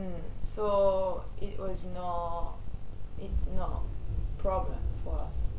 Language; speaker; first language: English; non-native, learner; Japanese